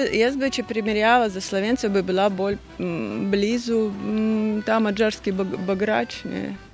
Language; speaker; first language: Slovenian; non-native, fluent; Russian